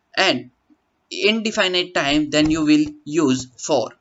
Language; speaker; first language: English; non-native, local second language; Gujarati